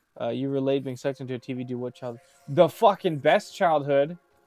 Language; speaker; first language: English; early bilingual, other home language; Japanese